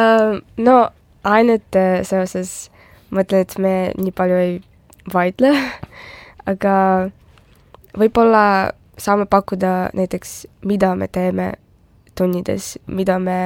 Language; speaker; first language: Estonian; non-native, local second language; Russian